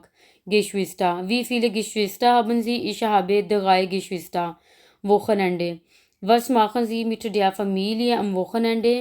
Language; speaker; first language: German; non-native, learner; Urdu